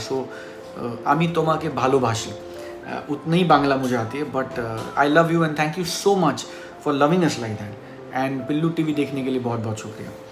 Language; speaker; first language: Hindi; non-native, local second language; Marathi